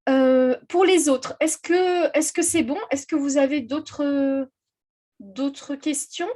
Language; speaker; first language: French; native; French